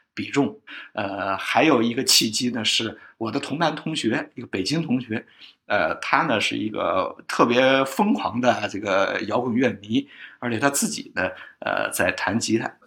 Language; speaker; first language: Chinese; native; Chinese